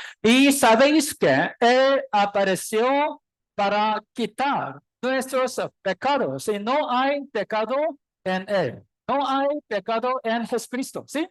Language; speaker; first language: Spanish; non-native, learner; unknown